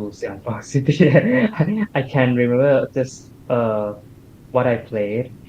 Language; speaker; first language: English; non-native, learner; Thai